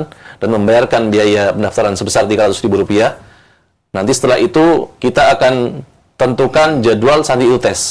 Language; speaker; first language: Indonesian; native; Indonesian